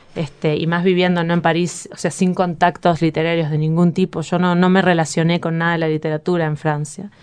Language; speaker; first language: Spanish; native; Spanish